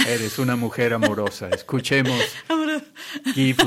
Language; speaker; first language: Spanish; native; Spanish